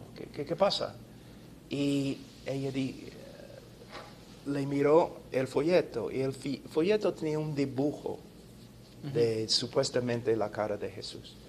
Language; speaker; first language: Spanish; non-native, fluent; English